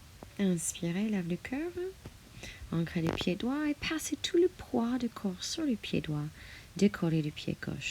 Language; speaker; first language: French; non-native, fluent; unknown